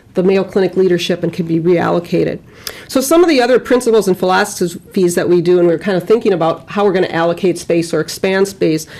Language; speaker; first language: English; native; English